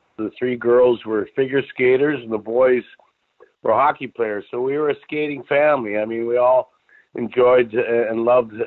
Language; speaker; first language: English; native; English